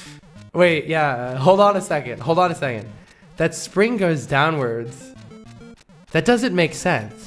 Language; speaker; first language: English; native; English